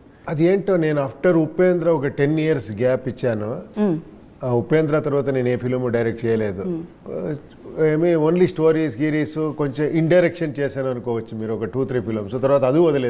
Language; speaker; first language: Telugu; non-native, local second language; Kannada